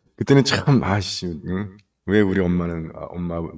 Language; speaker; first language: Korean; native; Korean